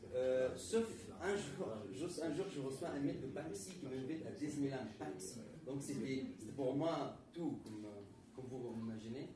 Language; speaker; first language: French; non-native, fluent; Arabic